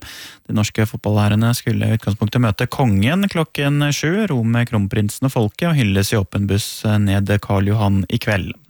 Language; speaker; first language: Norwegian; native; Norwegian